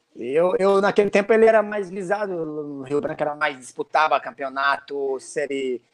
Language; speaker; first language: Portuguese; native; Portuguese